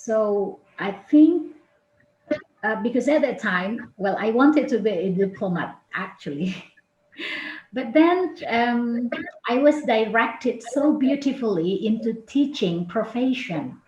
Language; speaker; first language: English; non-native, fluent; Indonesian